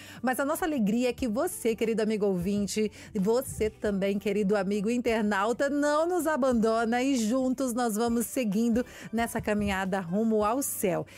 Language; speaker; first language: Portuguese; native; Portuguese